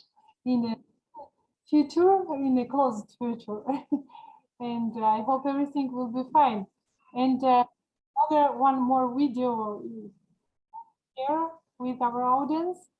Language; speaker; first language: English; non-native, learner; Georgian